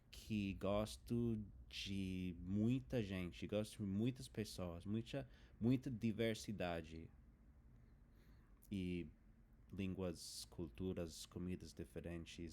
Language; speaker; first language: Portuguese; non-native, fluent; English